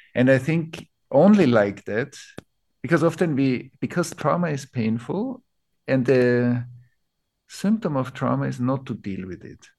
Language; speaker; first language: English; non-native, fluent; German